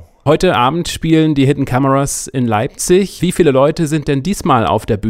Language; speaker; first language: German; native; German